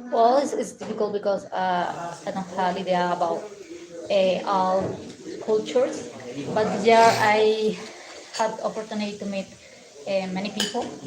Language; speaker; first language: English; non-native, learner; Spanish